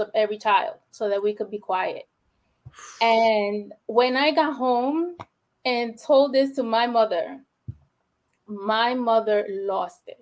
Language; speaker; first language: English; early bilingual, other home language; Spanish